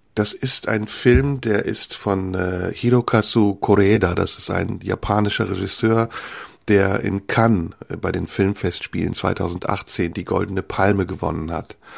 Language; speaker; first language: German; early bilingual, other home language; Turkish